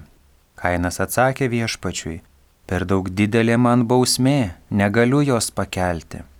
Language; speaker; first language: Lithuanian; native; Lithuanian